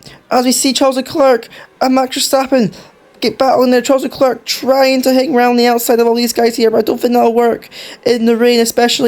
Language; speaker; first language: English; native; English